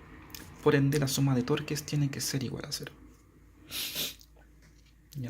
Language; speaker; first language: Spanish; native; Spanish